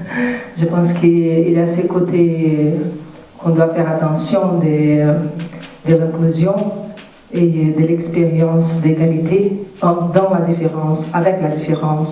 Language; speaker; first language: French; non-native, fluent; Portuguese